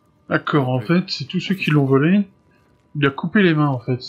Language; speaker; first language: French; native; French